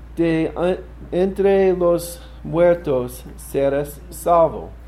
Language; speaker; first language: Spanish; non-native, learner; English